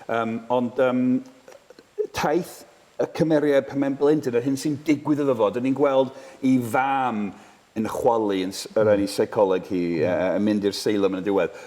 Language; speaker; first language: Welsh; non-native, fluent; English